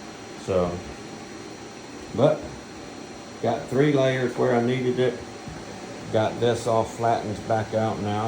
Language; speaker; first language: English; native; English